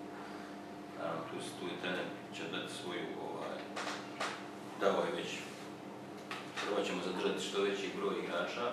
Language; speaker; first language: Croatian; native; Croatian